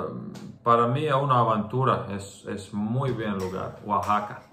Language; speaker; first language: Spanish; non-native, learner; Croatian